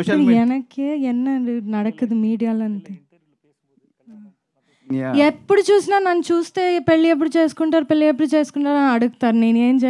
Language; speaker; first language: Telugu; non-native, fluent; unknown